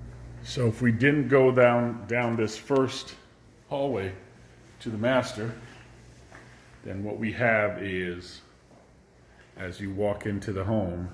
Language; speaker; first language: English; native; English